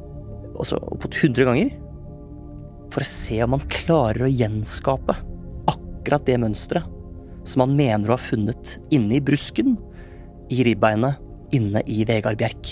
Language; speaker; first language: Norwegian; native; Norwegian